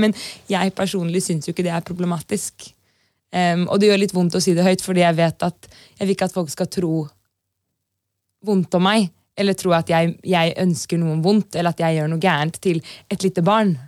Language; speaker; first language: Norwegian; native; Norwegian